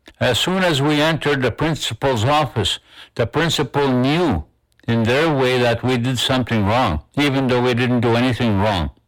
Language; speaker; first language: English; non-native, local second language; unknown